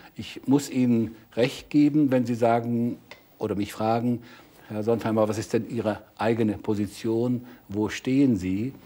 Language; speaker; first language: German; native; German